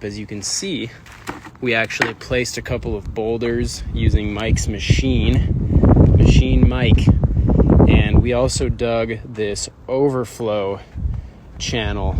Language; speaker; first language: English; native; English